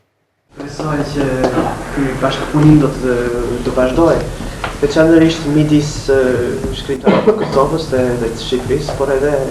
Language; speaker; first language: Albanian; non-native, fluent; English